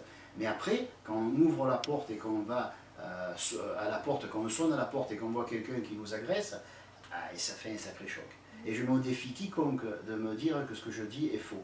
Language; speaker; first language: French; native; French